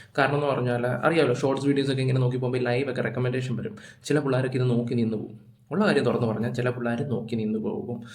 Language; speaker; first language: Malayalam; native; Malayalam